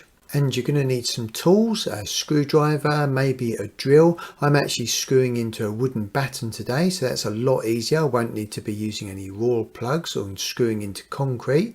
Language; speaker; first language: English; native; English